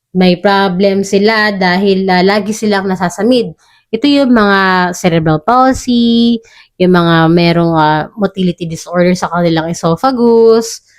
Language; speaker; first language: Filipino; native; Filipino